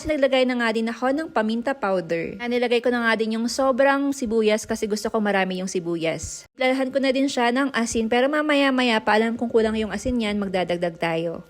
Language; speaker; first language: Filipino; non-native, local second language; Romany